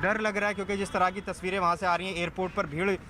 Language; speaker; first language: Hindi; native; Hindi